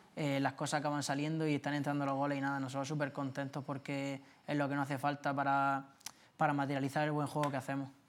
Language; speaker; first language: Spanish; native; Spanish